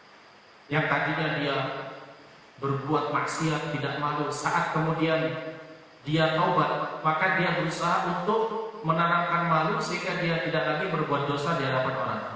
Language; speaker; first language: Indonesian; native; Indonesian